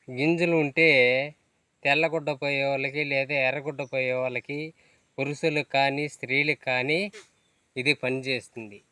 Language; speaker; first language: Telugu; native; Telugu